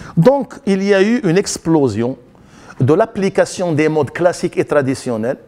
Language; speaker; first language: French; non-native, local second language; Arabic